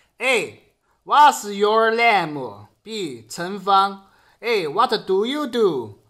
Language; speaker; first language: English; non-native, learner; Chinese